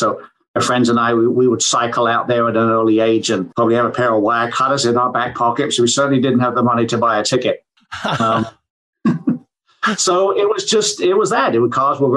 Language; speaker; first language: English; native; English